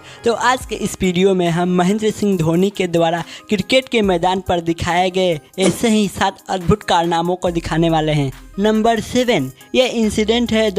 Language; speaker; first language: Hindi; native; Hindi